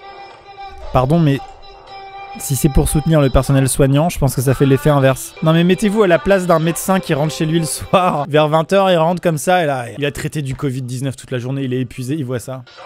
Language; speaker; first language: French; native; French